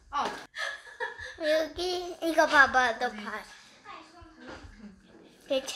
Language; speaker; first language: Korean; early bilingual, heritage; Korean